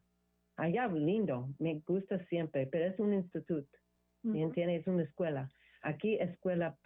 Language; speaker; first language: Spanish; non-native, learner; English